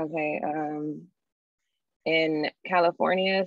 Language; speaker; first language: Spanish; non-native, learner; English